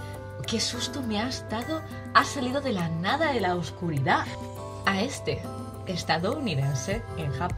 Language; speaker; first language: Spanish; native; Spanish